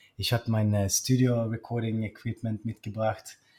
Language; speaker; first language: German; non-native, learner; Swedish